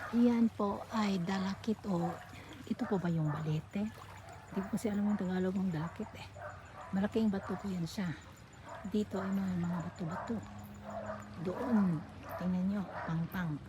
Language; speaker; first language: Filipino; native; Filipino